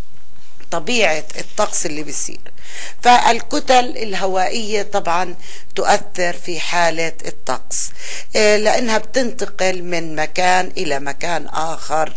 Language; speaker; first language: Arabic; native; Arabic